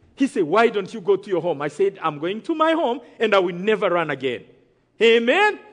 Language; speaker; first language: English; non-native, local second language; Kinyarwanda